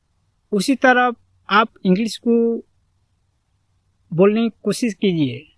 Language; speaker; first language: Hindi; non-native, local second language; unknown